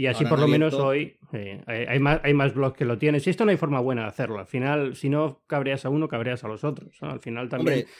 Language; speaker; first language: Spanish; native; Spanish